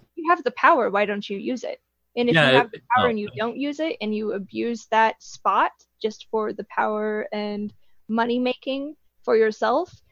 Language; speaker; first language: English; native; English